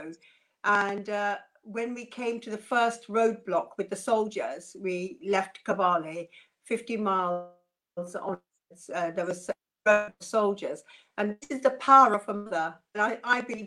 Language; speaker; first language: English; non-native, local second language; Punjabi